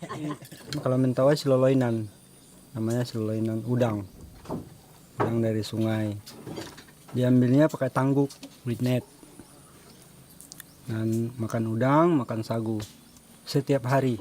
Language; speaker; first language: Indonesian; non-native, local second language; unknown